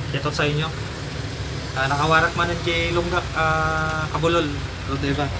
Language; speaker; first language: Filipino; non-native, local second language; Iloko